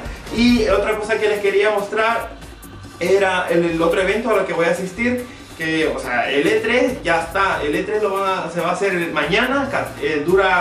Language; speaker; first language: Spanish; early bilingual, other home language; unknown